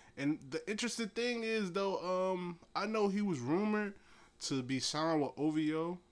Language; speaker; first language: English; native; English